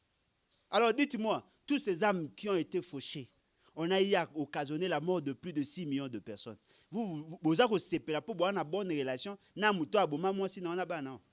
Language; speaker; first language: French; non-native, local second language; Lingala